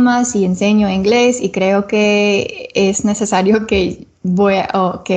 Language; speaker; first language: Spanish; non-native, learner; English